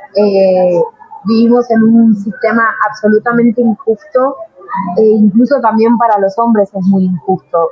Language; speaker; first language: Spanish; native; Spanish